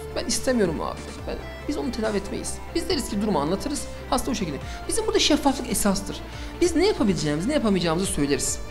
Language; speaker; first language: Turkish; early bilingual, heritage; Turkish